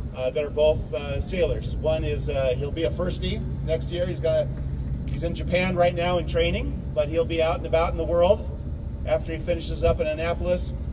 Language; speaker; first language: English; native; English